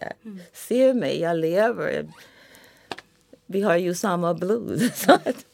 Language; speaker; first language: Swedish; non-native, fluent; English